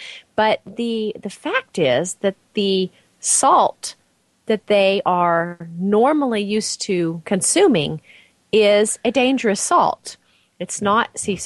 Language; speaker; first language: English; native; English